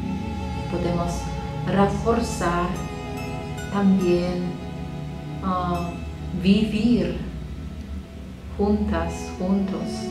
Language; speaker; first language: Spanish; non-native, learner; Polish